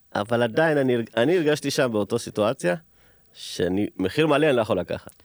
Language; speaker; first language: Hebrew; early bilingual, other home language; Amharic